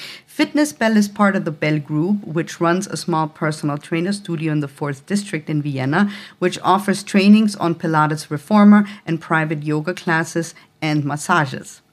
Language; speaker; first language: English; non-native, fluent; German